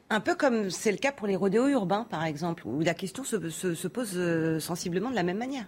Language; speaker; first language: French; native; French